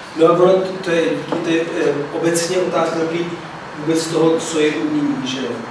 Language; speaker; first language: Czech; non-native, fluent; Italian